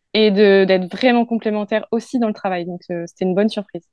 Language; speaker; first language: French; native; French